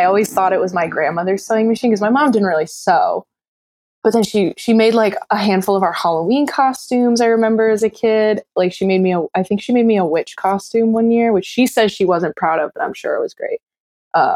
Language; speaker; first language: English; native; English